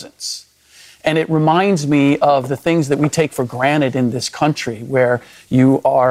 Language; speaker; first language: English; early bilingual, other home language; German